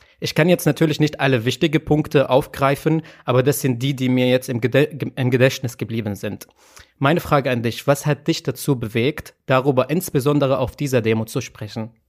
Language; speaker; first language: German; native; German